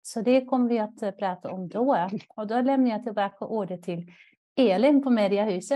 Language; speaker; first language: Swedish; non-native, fluent; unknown